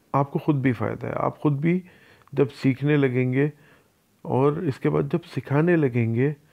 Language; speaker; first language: Urdu; native; Urdu